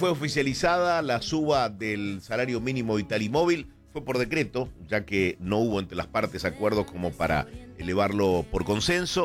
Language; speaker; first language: Spanish; native; Spanish